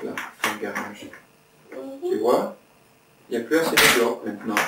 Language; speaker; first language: French; native; French